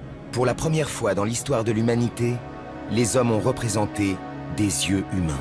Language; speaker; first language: French; native; French